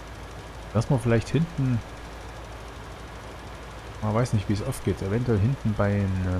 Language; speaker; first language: German; native; German